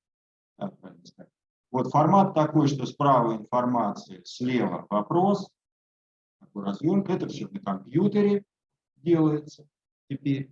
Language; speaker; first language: Russian; native; Russian